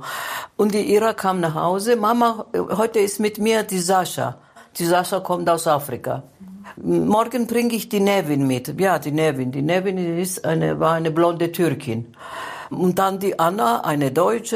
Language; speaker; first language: German; non-native, fluent; Greek